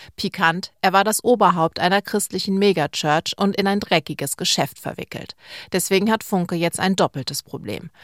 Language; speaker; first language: German; native; German